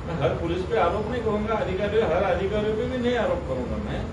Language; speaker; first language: Hindi; non-native, local second language; Marathi